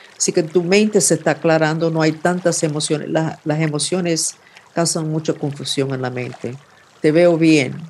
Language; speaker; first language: Spanish; non-native, fluent; English